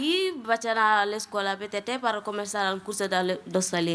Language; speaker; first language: Catalan; non-native, learner; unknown